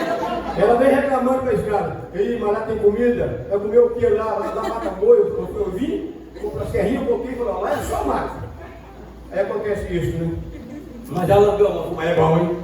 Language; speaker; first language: Portuguese; native; Portuguese